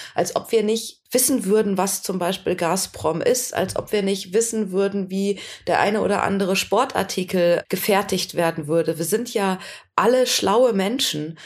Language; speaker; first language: German; native; German